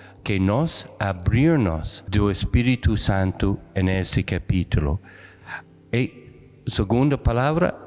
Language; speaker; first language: Portuguese; non-native, fluent; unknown